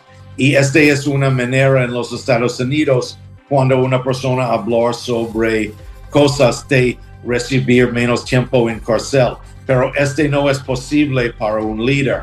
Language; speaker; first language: Spanish; non-native, learner; English